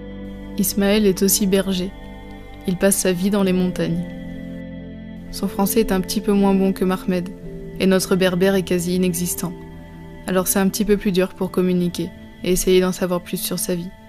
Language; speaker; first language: French; native; French